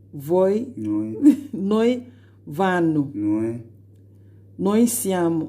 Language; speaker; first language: Italian; non-native, learner; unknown